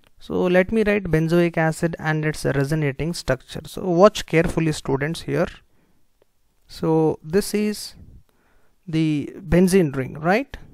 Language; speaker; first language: English; non-native, local second language; Kannada